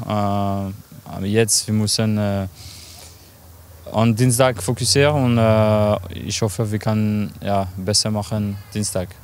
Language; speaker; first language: German; non-native, learner; French